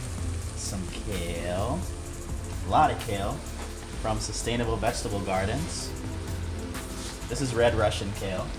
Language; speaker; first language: English; native; English